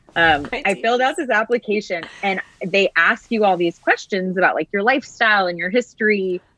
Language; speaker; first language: English; native; English